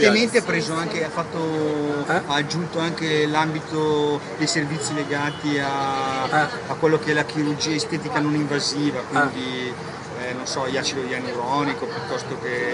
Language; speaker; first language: Italian; native; Italian